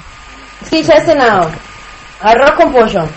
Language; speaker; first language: Spanish; native; Spanish